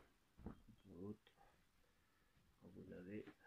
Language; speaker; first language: French; native; French